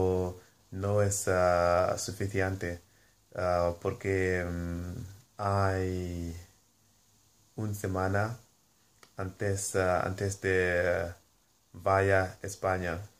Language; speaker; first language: Spanish; non-native, learner; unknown